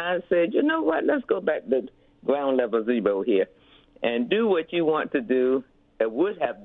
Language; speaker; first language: English; native; English